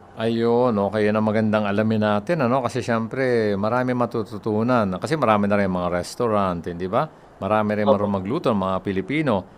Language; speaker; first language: Filipino; native; Filipino